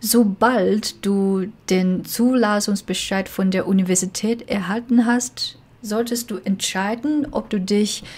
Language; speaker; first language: German; non-native, fluent; Chinese